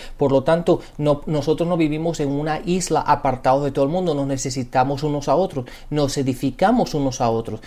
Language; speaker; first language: Spanish; early bilingual, heritage; Spanish